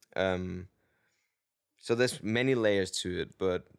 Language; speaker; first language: English; non-native, fluent; Danish